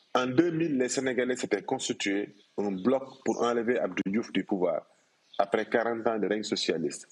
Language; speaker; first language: French; non-native, local second language; Wolof